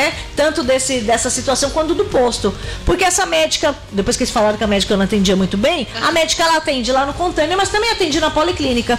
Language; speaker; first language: Portuguese; native; Portuguese